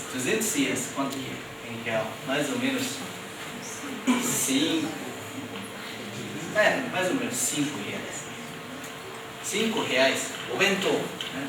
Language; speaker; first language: Portuguese; non-native, fluent; Japanese